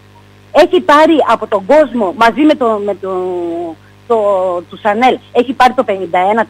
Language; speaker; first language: Greek; native; Greek